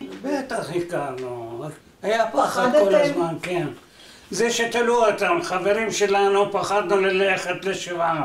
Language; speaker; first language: Hebrew; non-native, fluent; Arabic